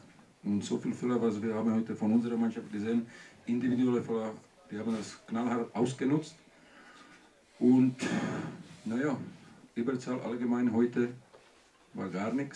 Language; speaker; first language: German; non-native, learner; Czech